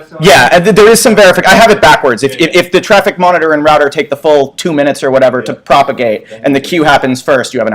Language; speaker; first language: English; native; English